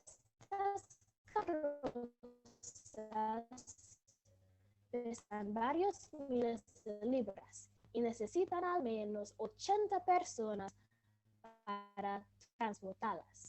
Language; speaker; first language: Spanish; non-native, learner; English